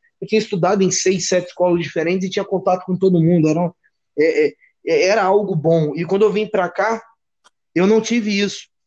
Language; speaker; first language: Portuguese; native; Portuguese